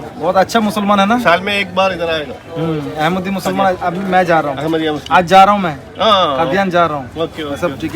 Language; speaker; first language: Hindi; non-native, local second language; Bangla